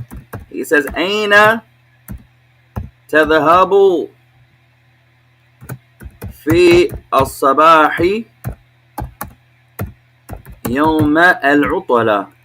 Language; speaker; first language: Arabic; non-native, fluent; English